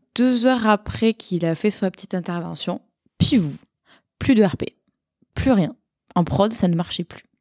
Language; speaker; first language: French; native; French